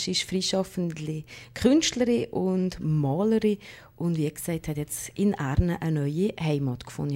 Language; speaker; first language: German; native; German